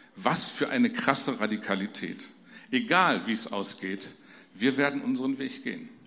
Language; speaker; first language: German; native; German